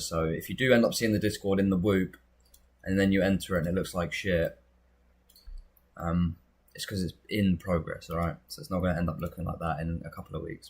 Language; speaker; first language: English; native; English